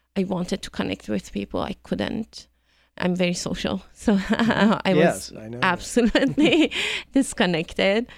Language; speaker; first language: English; non-native, fluent; Persian